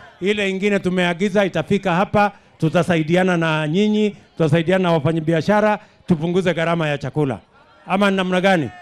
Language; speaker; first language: Swahili; non-native, local second language; Kalenjin